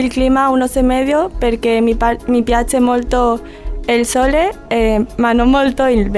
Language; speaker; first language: Italian; non-native, learner; Spanish